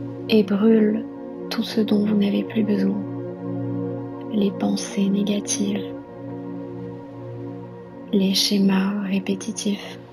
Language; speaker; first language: French; native; French